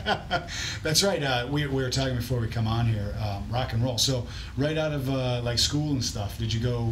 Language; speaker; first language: English; native; English